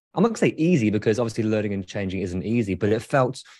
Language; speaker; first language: English; native; English